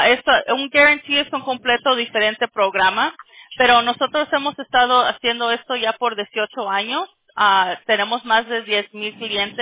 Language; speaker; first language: Spanish; early bilingual, other home language; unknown